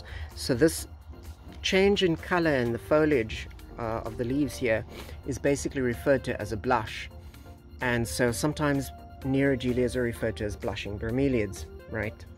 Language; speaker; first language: English; native; English